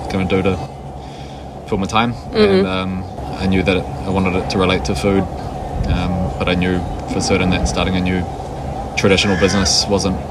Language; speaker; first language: English; native; English